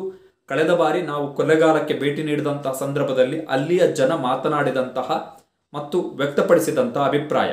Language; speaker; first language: Kannada; native; Kannada